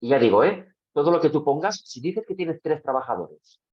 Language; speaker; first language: Spanish; non-native, local second language; Catalan